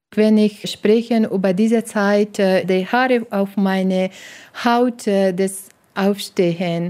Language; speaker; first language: German; non-native, learner; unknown